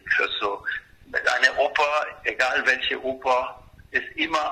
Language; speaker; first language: German; non-native, fluent; Spanish